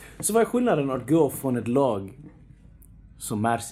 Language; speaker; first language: Swedish; early bilingual, other home language; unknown